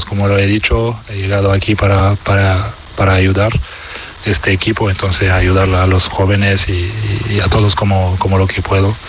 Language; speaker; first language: Spanish; non-native, fluent; French